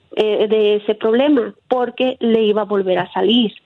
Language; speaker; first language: Spanish; native; Spanish